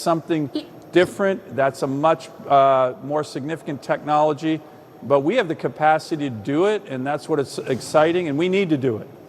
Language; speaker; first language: English; native; English